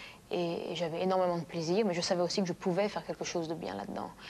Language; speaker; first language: French; native; French